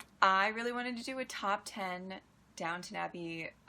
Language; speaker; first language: English; native; English